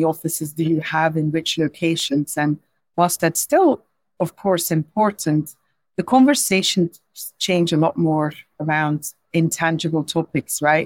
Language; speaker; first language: English; non-native, fluent; Dutch